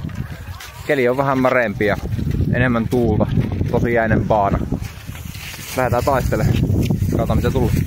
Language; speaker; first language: Finnish; native; Finnish